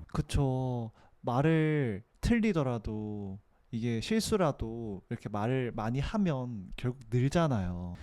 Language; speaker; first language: Korean; native; Korean